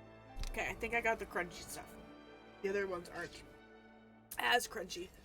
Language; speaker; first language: English; native; English